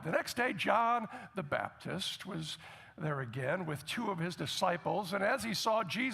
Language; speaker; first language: English; native; English